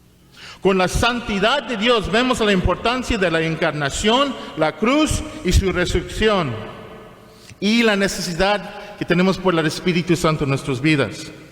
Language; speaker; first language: Spanish; non-native, fluent; English